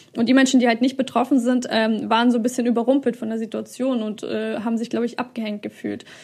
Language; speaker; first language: German; early bilingual, other home language; Russian